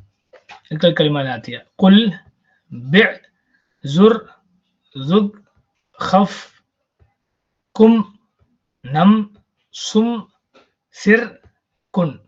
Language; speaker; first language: Arabic; non-native, fluent; Tamil